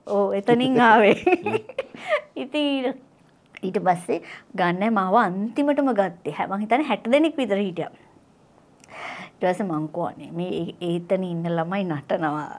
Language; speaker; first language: Sinhala; native; Sinhala